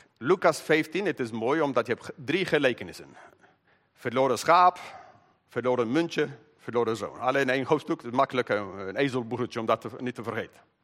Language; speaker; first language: Dutch; non-native, fluent; English